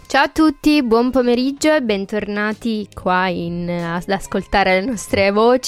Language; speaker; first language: Italian; native; Italian